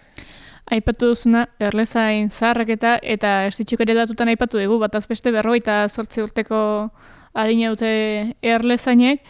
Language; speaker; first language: Basque; native; Basque